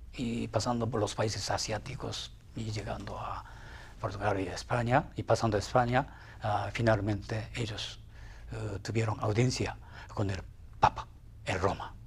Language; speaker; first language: Spanish; non-native, fluent; Japanese